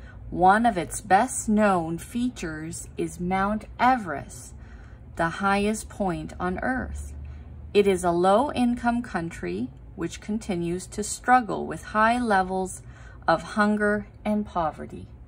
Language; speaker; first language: English; non-native, fluent; Thai